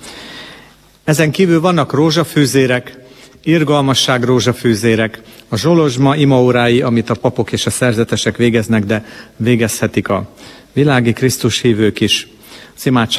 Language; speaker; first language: Hungarian; native; Hungarian